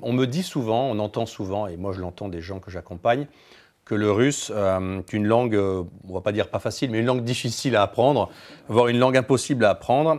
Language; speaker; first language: French; native; French